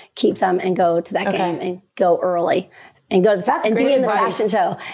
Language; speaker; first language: English; native; English